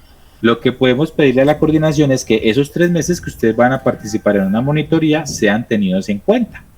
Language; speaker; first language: Spanish; native; Spanish